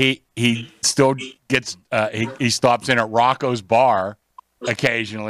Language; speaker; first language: English; native; English